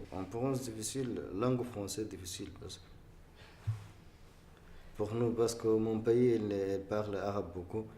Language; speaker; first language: French; non-native, learner; Arabic